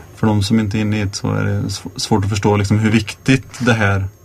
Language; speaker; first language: Swedish; native; Swedish